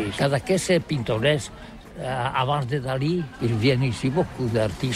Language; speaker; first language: French; non-native, learner; Catalan